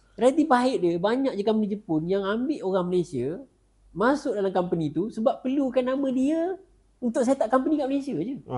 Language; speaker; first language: Malay; native; Malay